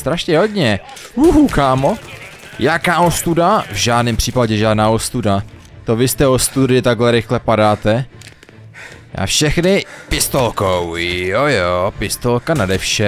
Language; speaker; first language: Czech; native; Czech